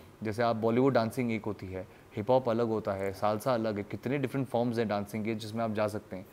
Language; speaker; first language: Hindi; native; Hindi